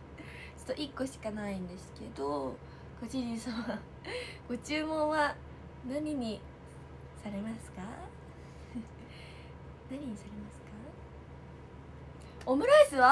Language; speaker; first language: Japanese; native; Japanese